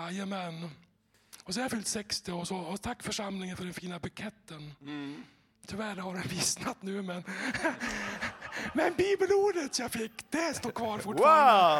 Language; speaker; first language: Swedish; native; Swedish